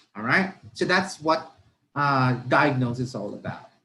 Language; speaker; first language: English; non-native, local second language; Filipino